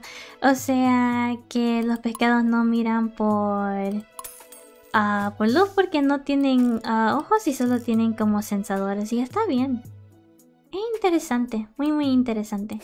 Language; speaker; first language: Spanish; non-native, learner; English